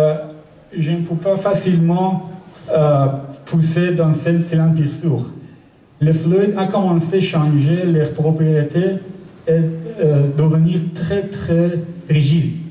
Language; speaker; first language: French; non-native, learner; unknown